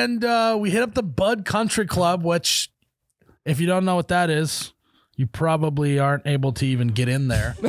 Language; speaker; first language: English; native; English